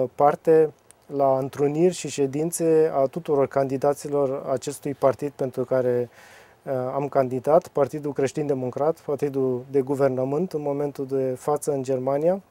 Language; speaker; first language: Romanian; native; Romanian